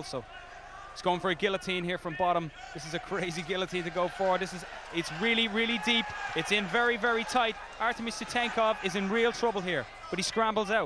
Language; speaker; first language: English; native; English